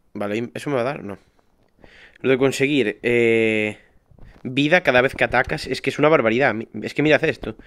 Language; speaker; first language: Spanish; native; Spanish